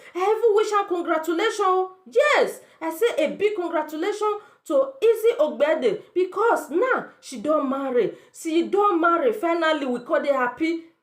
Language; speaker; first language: Nigerian Pidgin; native; Nigerian Pidgin